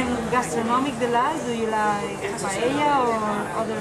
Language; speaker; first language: English; non-native, fluent; Spanish